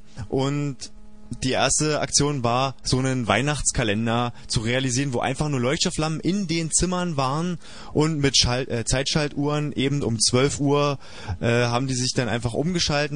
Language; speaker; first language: German; native; German